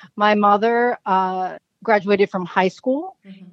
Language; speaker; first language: English; native; English